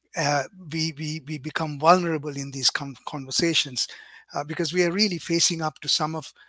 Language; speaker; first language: English; non-native, local second language; Sinhala